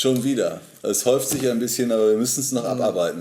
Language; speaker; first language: German; native; German